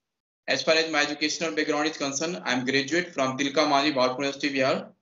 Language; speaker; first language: English; non-native, local second language; Hindi